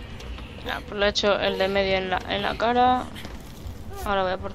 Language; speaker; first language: Spanish; native; Spanish